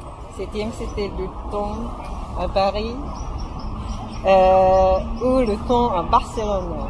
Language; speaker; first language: French; non-native, fluent; Japanese